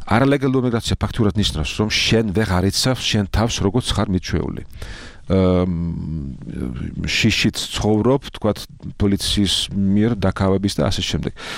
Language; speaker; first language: Georgian; non-native, fluent; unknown